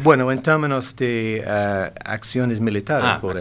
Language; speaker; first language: Spanish; non-native, fluent; English